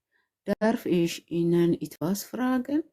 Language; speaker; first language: German; non-native, learner; Amharic